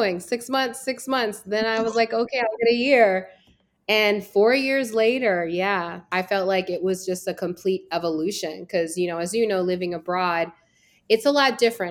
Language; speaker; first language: English; native; English